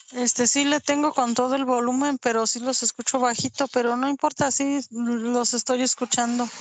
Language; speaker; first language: Spanish; native; Spanish